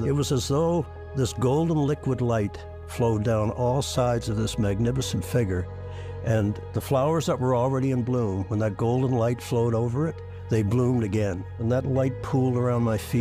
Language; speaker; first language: English; native; English